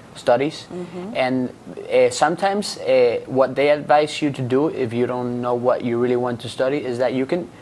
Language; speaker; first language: English; non-native, fluent; Spanish